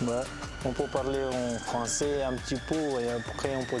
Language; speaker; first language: French; non-native, learner; Portuguese